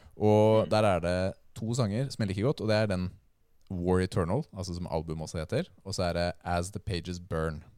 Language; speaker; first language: Norwegian; native; Norwegian